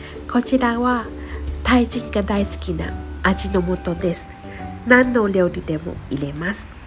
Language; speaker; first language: Japanese; non-native, fluent; Thai